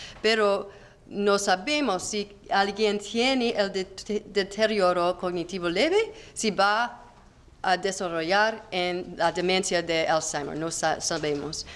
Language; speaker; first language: Spanish; non-native, learner; English